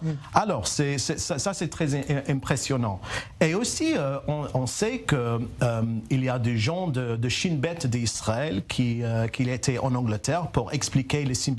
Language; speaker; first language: French; non-native, learner; English